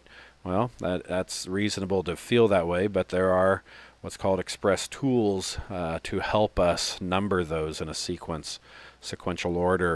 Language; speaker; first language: English; native; English